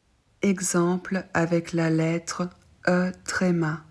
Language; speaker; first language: French; native; French